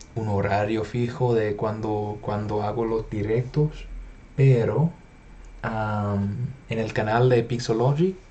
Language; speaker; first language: Spanish; non-native, fluent; English